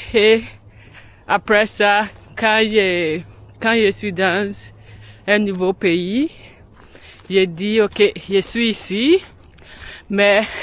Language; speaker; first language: French; non-native, learner; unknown